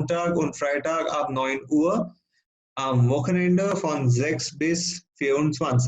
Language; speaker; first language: German; non-native, fluent; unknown